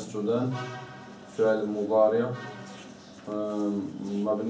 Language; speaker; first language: Arabic; non-native, learner; Chechen